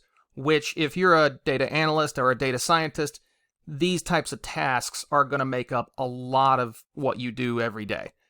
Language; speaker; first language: English; native; English